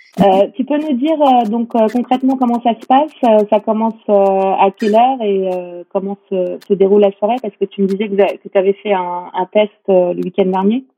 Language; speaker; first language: French; native; French